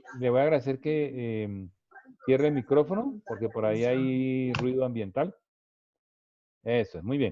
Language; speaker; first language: Spanish; native; Spanish